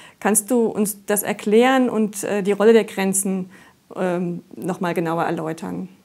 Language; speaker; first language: German; native; German